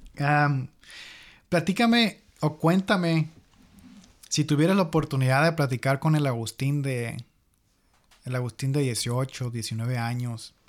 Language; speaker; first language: Spanish; native; Spanish